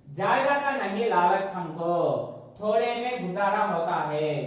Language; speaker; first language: Hindi; non-native, local second language; Telugu